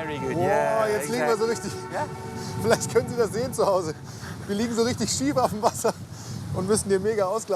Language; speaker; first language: German; native; German